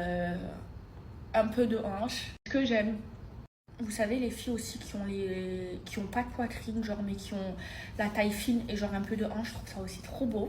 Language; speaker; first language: French; native; French